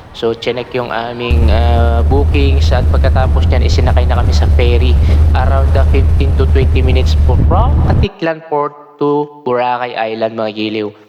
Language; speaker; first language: Filipino; native; Filipino